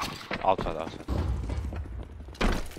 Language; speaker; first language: English; non-native, learner; Finnish